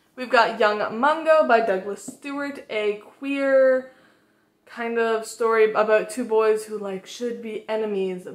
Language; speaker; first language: English; native; English